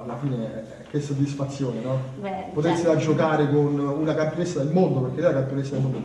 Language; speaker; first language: Italian; native; Italian